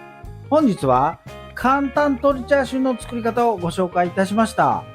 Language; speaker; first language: Japanese; native; Japanese